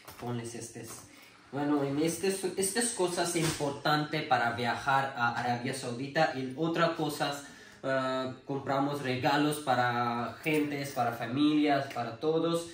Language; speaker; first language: Spanish; non-native, learner; Urdu